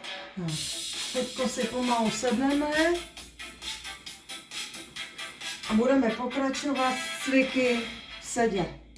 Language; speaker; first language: Czech; native; Czech